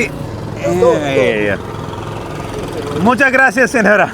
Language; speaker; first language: Spanish; non-native, learner; Hindi